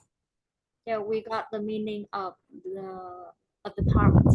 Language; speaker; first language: English; non-native, learner; Vietnamese